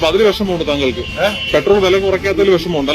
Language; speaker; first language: Malayalam; native; Malayalam